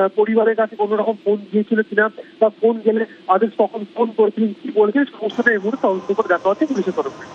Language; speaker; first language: Bangla; native; Bangla